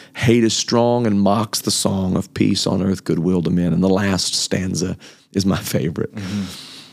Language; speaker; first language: English; native; English